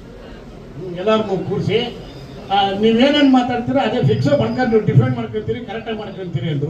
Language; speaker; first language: Kannada; native; Kannada